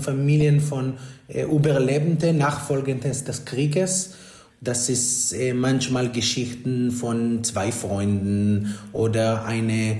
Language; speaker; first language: German; non-native, fluent; Hebrew